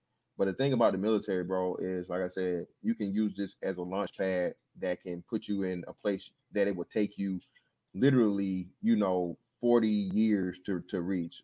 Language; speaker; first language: English; native; English